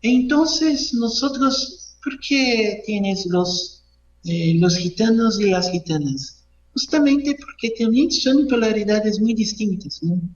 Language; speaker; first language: Spanish; non-native, learner; Portuguese